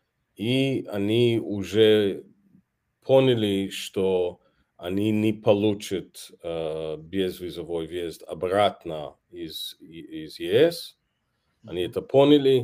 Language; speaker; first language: Russian; non-native, fluent; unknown